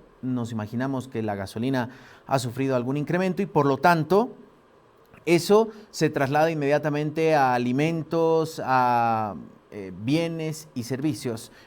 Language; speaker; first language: Spanish; native; Spanish